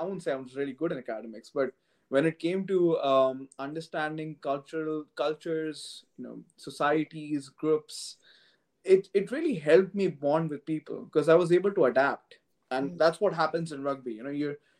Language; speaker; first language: English; non-native, local second language; Hindi